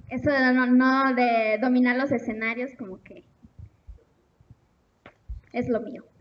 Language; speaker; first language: Spanish; native; Spanish